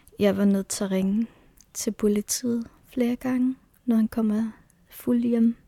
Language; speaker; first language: Danish; non-native, local second language; Kalaallisut